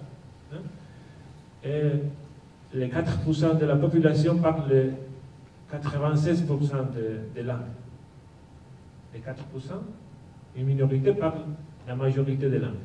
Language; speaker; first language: French; non-native, fluent; Basque